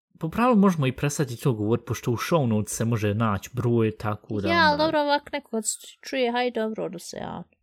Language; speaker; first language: Bosnian; early bilingual, heritage; Bosnian